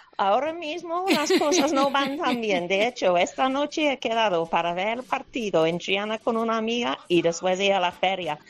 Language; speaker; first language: Spanish; non-native, fluent; English